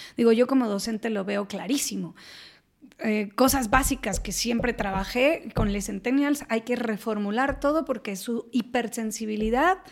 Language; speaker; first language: Spanish; native; Spanish